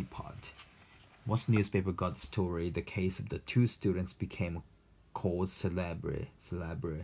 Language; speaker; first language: English; non-native, fluent; Japanese